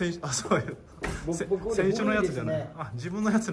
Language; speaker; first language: Japanese; native; Japanese